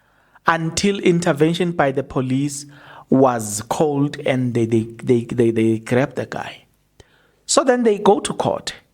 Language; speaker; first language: English; non-native, local second language; Zulu